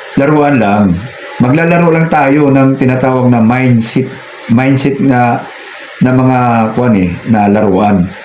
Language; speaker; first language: Filipino; native; Filipino